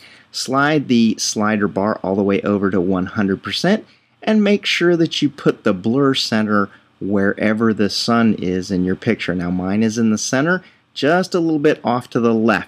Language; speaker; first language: English; native; English